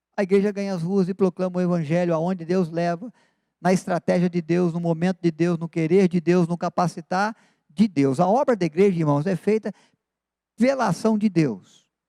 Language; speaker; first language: Portuguese; native; Portuguese